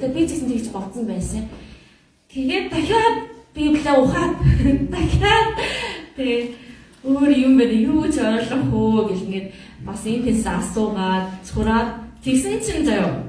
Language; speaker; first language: Mongolian; non-native, fluent; Korean